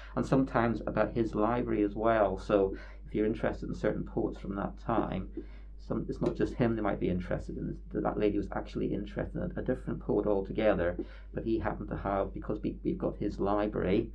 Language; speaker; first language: English; native; English